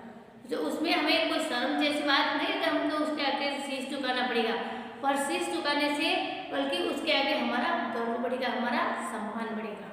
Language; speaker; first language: Hindi; non-native, local second language; Gujarati